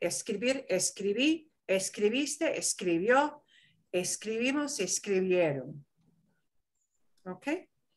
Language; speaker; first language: Spanish; non-native, fluent; English